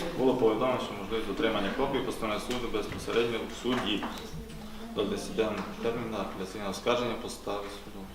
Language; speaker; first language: Ukrainian; native; Ukrainian